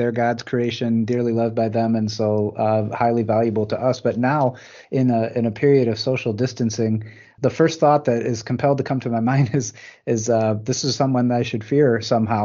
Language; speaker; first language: English; native; English